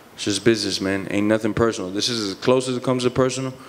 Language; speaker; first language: English; early bilingual, other home language; Spanish